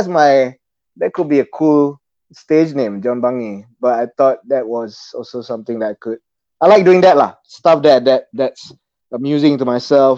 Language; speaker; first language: English; non-native, local second language; Malay